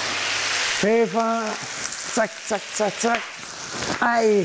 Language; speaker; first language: German; non-native, learner; Italian